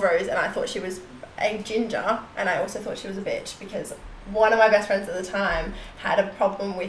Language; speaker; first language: English; native; English